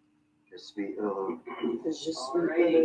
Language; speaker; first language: French; non-native, learner; English